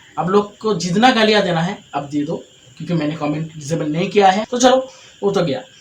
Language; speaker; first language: Hindi; non-native, local second language; Bangla